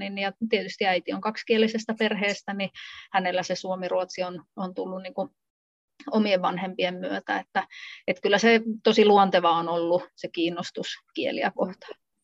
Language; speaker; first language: Finnish; early bilingual, heritage; Finnish